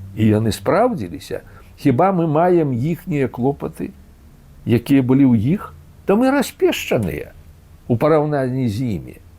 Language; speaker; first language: Belarusian; native; Belarusian